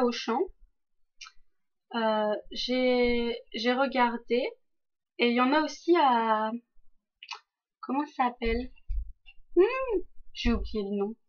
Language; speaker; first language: French; native; French